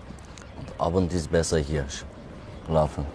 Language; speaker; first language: German; non-native, learner; Turkish